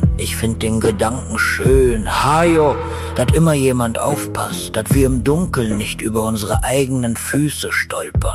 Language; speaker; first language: German; native; German